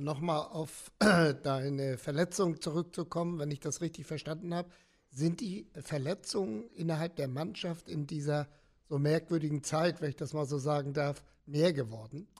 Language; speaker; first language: German; native; German